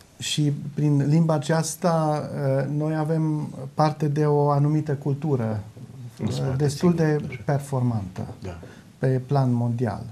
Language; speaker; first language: Romanian; non-native, local second language; German